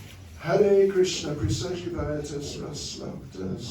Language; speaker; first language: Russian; non-native, learner; English